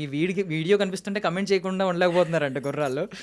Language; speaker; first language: Telugu; native; Telugu